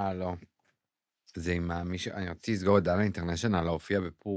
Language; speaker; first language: Hebrew; native; Hebrew